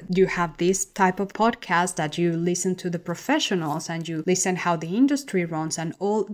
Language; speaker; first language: English; non-native, fluent; Spanish